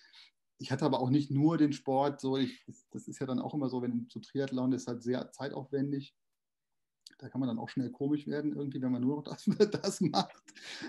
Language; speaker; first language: German; native; German